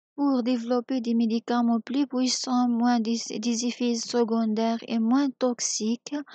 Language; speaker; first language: French; non-native, local second language; Arabic